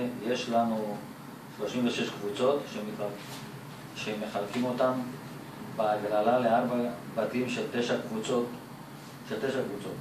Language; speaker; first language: Hebrew; native; Hebrew